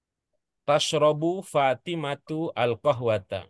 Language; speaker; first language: Arabic; non-native, learner; Indonesian